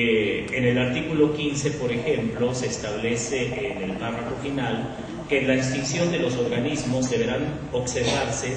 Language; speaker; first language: Spanish; native; Spanish